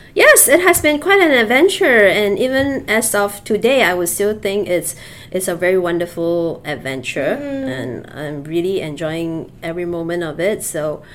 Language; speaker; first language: English; native; English